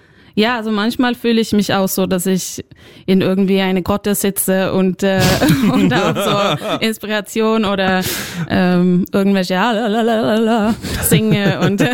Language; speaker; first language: German; non-native, fluent; Swedish